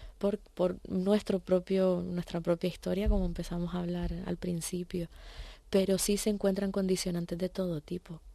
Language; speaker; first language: Spanish; native; Spanish